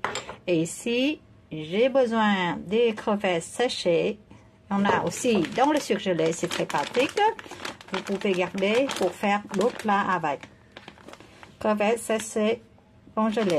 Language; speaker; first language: French; non-native, fluent; Vietnamese